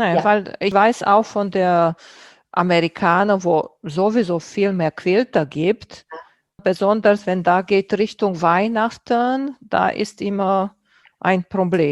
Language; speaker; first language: German; non-native, fluent; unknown